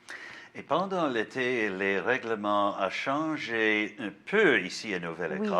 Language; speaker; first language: French; non-native, learner; English